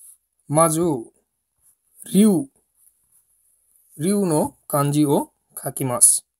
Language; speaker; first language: Japanese; non-native, learner; Bangla